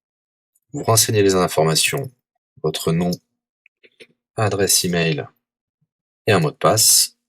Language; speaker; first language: French; native; French